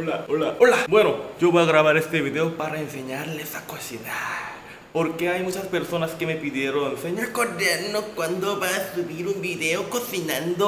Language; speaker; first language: Spanish; non-native, learner; Korean